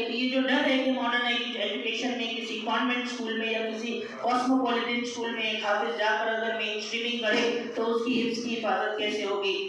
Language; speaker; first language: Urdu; non-native, local second language; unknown